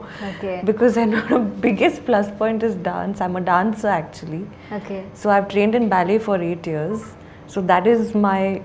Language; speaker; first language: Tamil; non-native, local second language; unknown